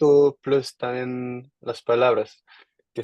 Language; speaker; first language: Spanish; non-native, learner; Dutch